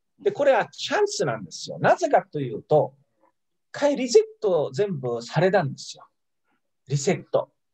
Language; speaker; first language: Japanese; non-native, fluent; Italian